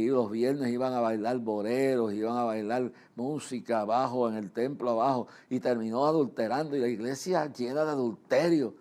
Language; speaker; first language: Spanish; native; Spanish